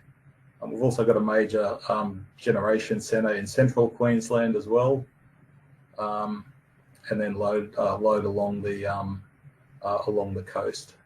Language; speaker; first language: English; native; English